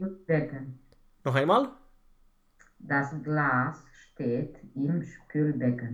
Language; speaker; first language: German; non-native, learner; Romanian